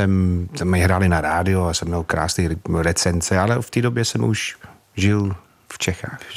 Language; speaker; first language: Czech; non-native, fluent; English